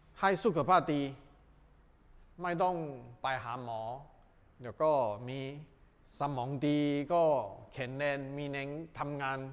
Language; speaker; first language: Thai; non-native, learner; Chinese